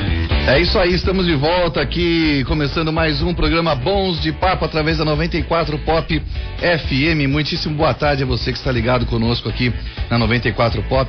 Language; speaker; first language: Portuguese; native; Portuguese